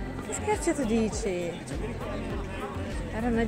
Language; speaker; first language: Italian; non-native, learner; Russian